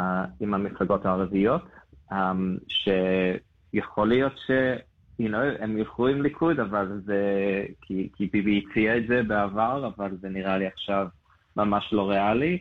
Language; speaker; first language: Hebrew; non-native, fluent; English